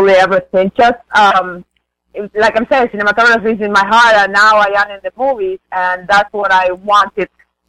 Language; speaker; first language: English; non-native, fluent; Spanish